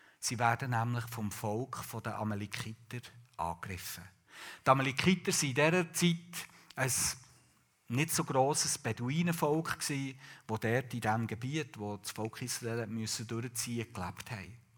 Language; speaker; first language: German; native; German